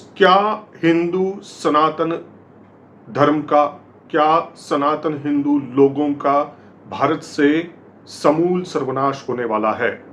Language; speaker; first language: Hindi; non-native, local second language; Marathi